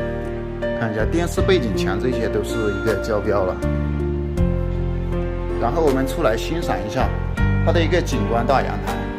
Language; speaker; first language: Chinese; native; Chinese